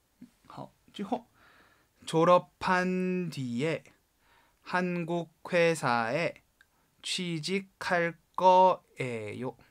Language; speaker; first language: Korean; non-native, fluent; Chinese